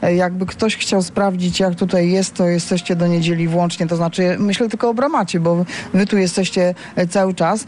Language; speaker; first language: Polish; native; Polish